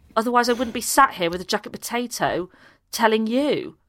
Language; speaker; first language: English; native; English